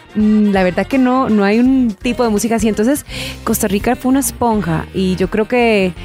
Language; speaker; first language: Spanish; native; Spanish